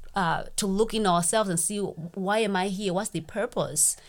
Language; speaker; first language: English; non-native, local second language; Shona